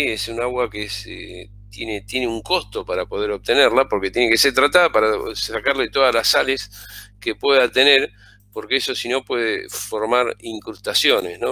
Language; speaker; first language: Spanish; native; Spanish